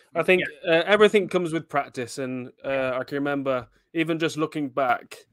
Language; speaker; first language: English; native; English